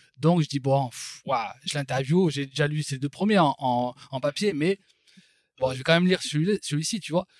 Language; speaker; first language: French; native; French